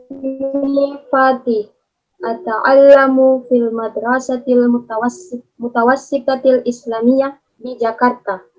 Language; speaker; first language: Arabic; non-native, learner; Indonesian